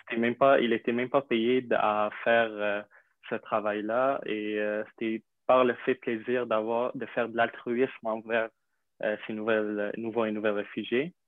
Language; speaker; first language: French; non-native, fluent; Arabic